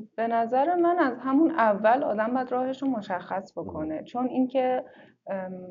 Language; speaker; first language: Persian; native; Persian